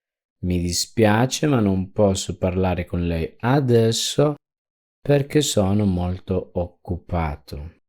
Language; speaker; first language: Italian; non-native, fluent; Spanish